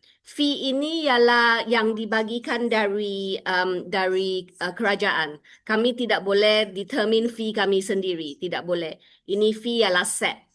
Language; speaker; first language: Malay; non-native, local second language; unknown